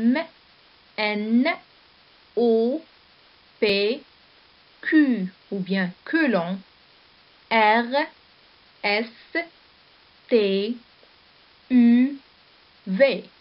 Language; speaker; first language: French; non-native, local second language; Arabic